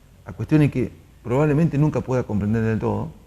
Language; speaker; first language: Spanish; native; Spanish